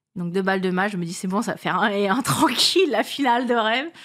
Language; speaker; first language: French; native; French